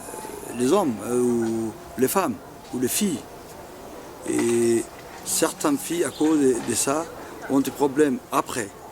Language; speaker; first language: French; non-native, local second language; Afar